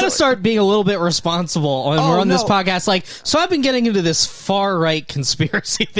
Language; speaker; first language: English; native; English